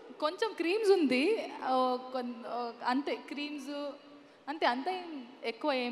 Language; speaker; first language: Telugu; non-native, local second language; Kannada